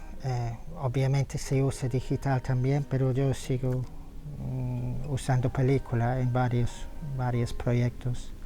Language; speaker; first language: Spanish; non-native, fluent; English